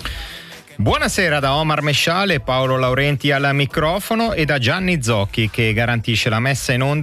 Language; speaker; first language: Italian; native; Italian